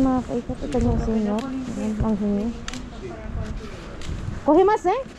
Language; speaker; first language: Spanish; non-native, learner; Filipino